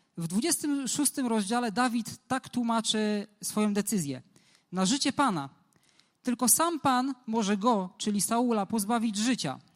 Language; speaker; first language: Polish; native; Polish